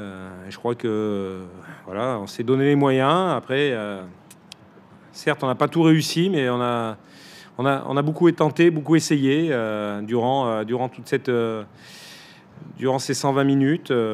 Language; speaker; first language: French; native; French